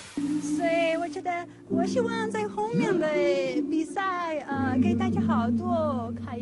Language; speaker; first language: Chinese; non-native, learner; Spanish